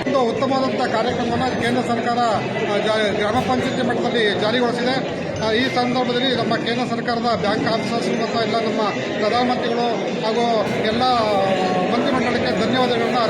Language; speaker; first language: Kannada; native; Kannada